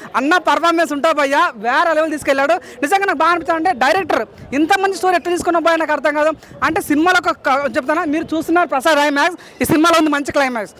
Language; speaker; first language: Telugu; native; Telugu